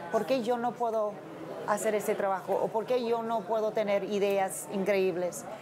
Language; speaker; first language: Spanish; non-native, fluent; English